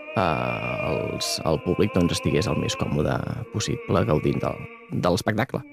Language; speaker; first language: Catalan; native; Catalan